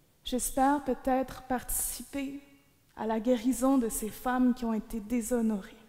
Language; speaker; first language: French; native; French